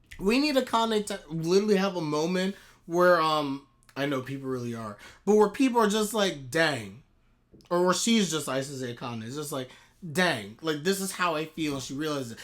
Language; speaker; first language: English; native; English